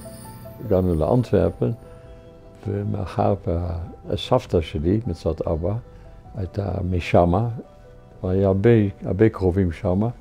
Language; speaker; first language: Hebrew; non-native, fluent; Dutch